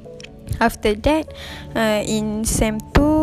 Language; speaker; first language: English; non-native, learner; Malay